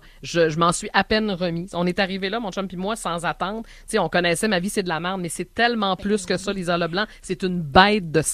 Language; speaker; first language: French; native; French